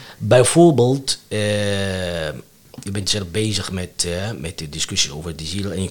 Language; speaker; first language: Dutch; non-native, fluent; Arabic